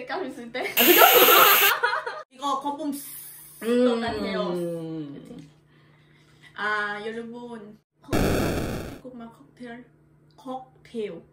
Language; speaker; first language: Korean; non-native, learner; Thai